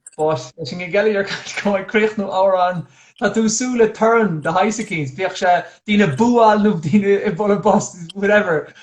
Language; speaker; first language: Irish; non-native, local second language; English